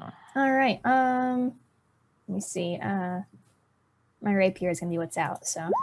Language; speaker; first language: English; native; English